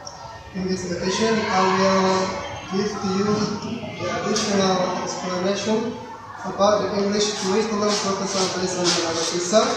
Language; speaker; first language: English; non-native, learner; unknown